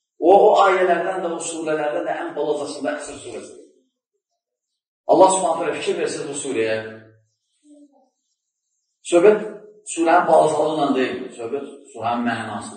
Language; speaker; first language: Turkish; non-native, learner; Azerbaijani